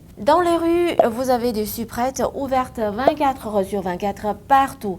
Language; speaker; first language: French; non-native, fluent; Chinese